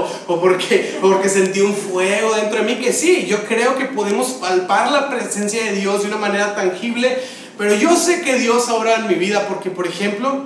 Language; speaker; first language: Spanish; native; Spanish